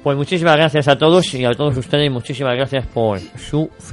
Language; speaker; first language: Spanish; native; Spanish